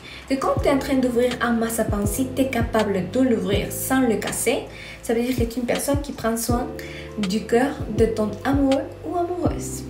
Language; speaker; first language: French; non-native, fluent; Spanish